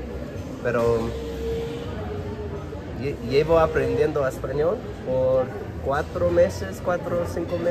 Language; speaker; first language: Spanish; non-native, learner; English